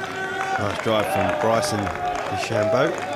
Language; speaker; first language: English; native; English